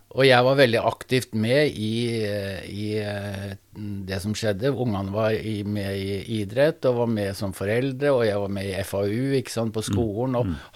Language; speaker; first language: Norwegian; native; Norwegian